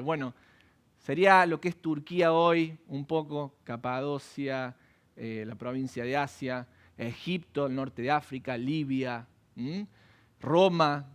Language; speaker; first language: Spanish; native; Spanish